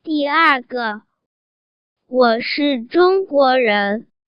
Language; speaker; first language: Chinese; non-native, learner; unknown